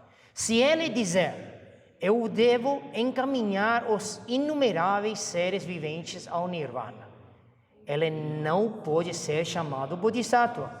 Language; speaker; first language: Portuguese; non-native, fluent; Chinese